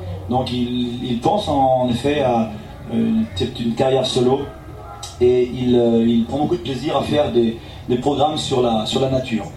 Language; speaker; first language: French; native; French